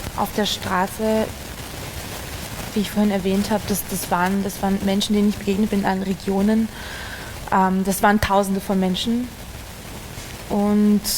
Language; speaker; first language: German; native; German